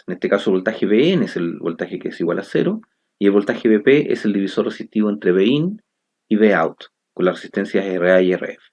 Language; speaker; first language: Spanish; native; Spanish